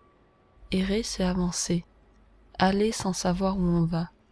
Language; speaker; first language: French; native; French